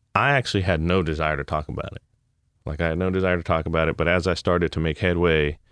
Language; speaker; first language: English; native; English